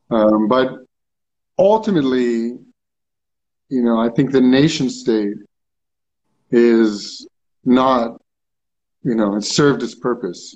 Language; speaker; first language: English; early bilingual, other home language; Greek